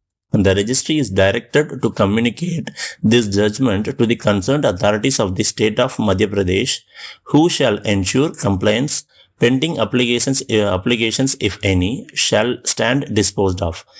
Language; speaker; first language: English; non-native, local second language; Tamil